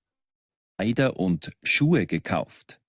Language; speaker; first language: German; non-native, learner; Spanish